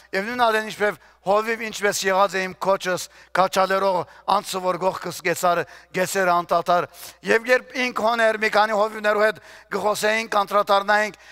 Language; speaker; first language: Armenian; early bilingual, heritage; Armenian